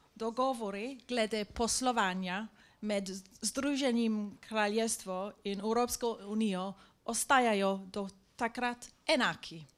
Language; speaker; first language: Slovenian; non-native, learner; English